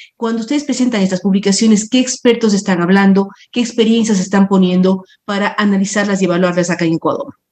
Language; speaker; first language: Spanish; native; Spanish